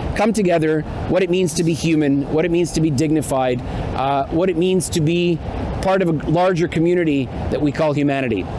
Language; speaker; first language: English; early bilingual, other home language; Ukrainian